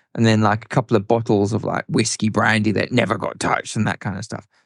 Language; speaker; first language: English; native; English